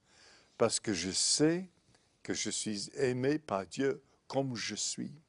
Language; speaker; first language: French; non-native, fluent; English